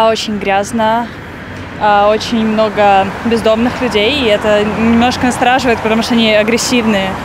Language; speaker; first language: Russian; native; Russian